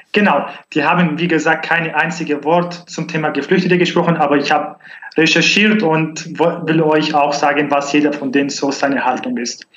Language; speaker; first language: German; non-native, learner; Arabic